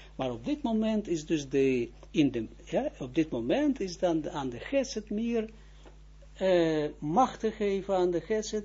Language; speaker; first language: Dutch; non-native, fluent; Russian